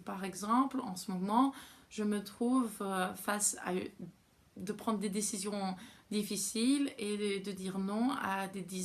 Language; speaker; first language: French; non-native, fluent; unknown